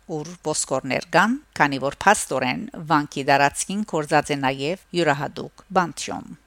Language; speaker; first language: Armenian; early bilingual, heritage; Armenian